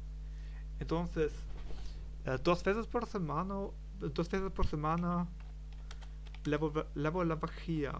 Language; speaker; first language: Spanish; non-native, learner; German